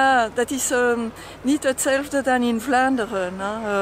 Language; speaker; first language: Dutch; non-native, learner; French